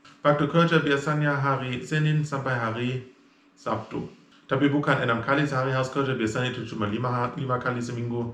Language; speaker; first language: Indonesian; non-native, fluent; German